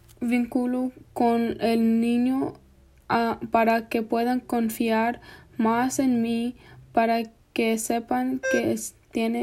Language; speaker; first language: Spanish; non-native, fluent; English